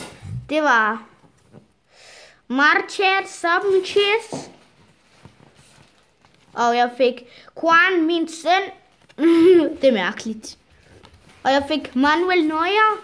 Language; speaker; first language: Danish; early bilingual, other home language; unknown